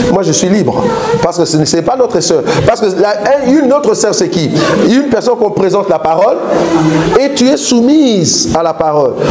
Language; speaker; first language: French; non-native, local second language; Lingala